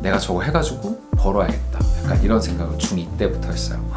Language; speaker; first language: Korean; native; Korean